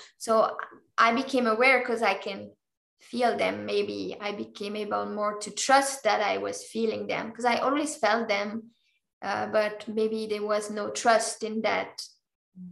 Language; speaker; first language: English; non-native, fluent; French